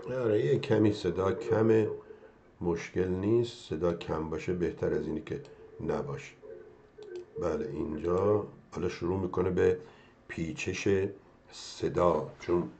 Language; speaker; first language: Persian; native; Persian